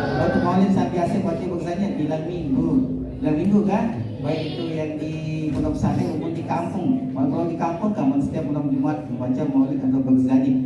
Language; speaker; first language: Malay; non-native, local second language; Sasak